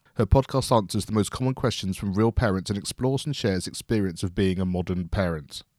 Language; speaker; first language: English; native; English